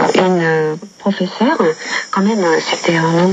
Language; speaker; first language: French; non-native, fluent; Korean